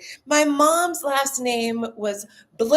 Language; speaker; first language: English; native; English